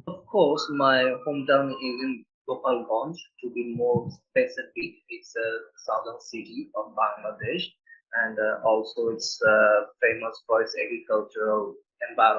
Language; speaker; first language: English; non-native, learner; Bangla